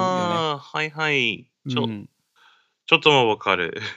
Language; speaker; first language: Japanese; non-native, learner; English